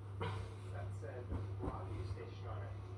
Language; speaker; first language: English; native; English